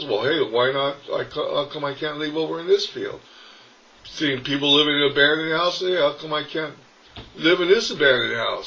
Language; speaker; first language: English; native; English